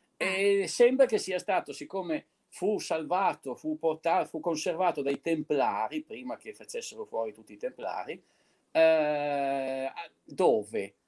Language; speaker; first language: Italian; native; Italian